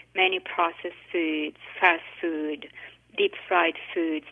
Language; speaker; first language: English; non-native, fluent; Italian